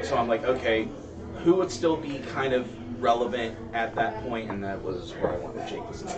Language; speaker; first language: English; native; English